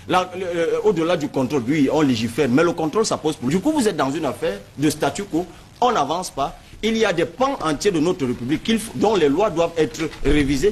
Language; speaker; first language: French; non-native, local second language; Basaa